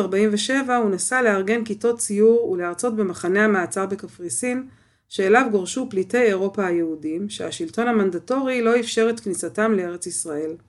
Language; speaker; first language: Hebrew; native; Hebrew